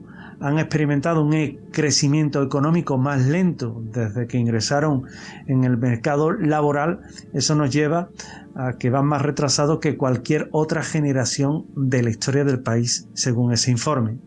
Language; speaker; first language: Spanish; native; Spanish